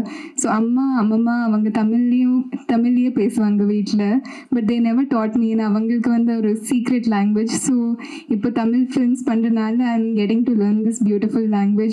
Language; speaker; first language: Tamil; non-native, learner; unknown